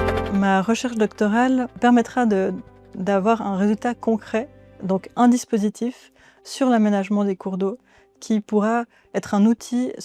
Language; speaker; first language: French; native; French